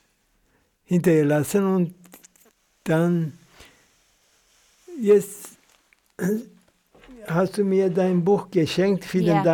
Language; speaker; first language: German; non-native, fluent; Central Kurdish